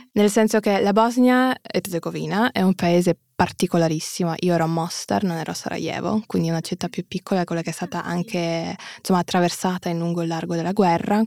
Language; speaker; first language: Italian; early bilingual, other home language; Russian